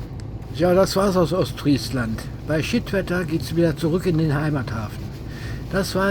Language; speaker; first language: German; native; German